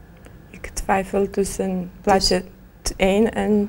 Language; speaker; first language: Dutch; non-native, learner; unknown